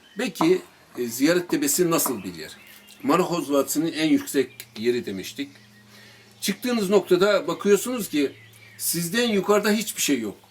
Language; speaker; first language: Turkish; native; Turkish